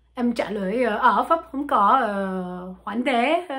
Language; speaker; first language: Vietnamese; non-native, learner; French